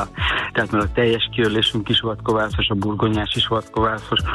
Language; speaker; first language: Hungarian; native; Hungarian